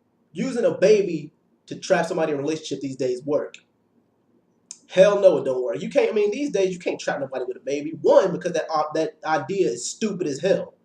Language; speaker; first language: English; native; English